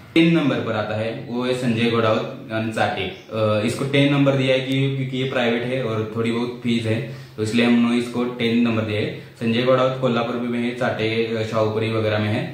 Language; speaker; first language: Hindi; non-native, local second language; Marathi